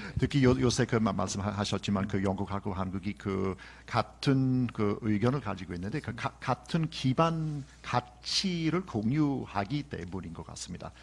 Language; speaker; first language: Korean; non-native, fluent; English